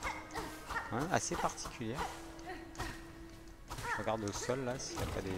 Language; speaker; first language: French; native; French